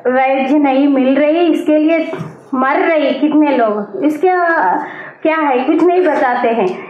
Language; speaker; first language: Hindi; non-native, local second language; Telugu